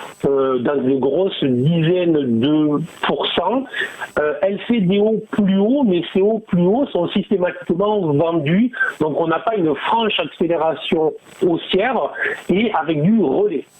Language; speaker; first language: French; native; French